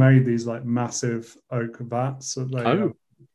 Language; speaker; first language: English; native; English